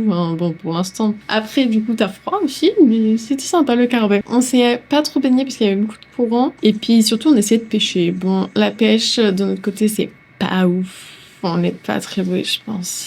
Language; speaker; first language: French; native; French